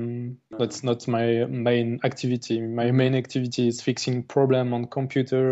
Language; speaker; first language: English; non-native, learner; German